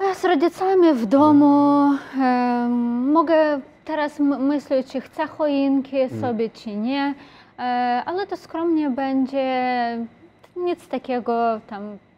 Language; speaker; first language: Polish; non-native, learner; Ukrainian